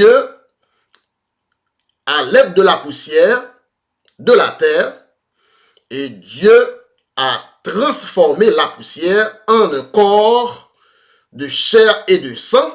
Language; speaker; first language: French; non-native, local second language; Haitian Creole